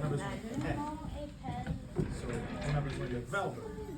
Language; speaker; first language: French; non-native, local second language; English